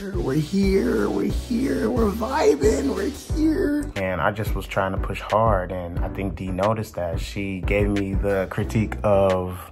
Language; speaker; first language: English; native; English